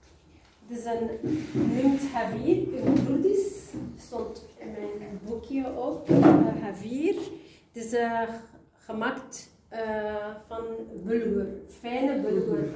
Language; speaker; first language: Dutch; non-native, learner; Kurdish